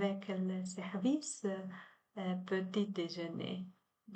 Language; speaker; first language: French; non-native, learner; Chinese